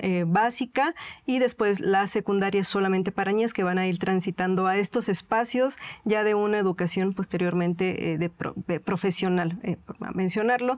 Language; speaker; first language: Spanish; native; Spanish